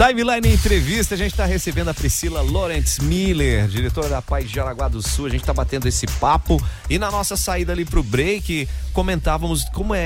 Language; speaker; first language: Portuguese; native; Portuguese